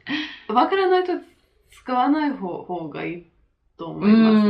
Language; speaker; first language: Japanese; non-native, fluent; French